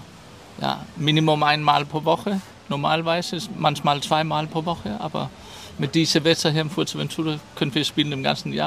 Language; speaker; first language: German; non-native, learner; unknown